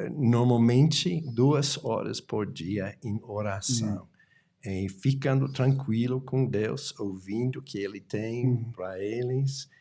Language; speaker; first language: Portuguese; non-native, fluent; English